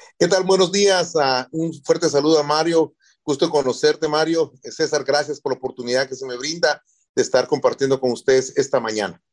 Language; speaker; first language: Spanish; native; Spanish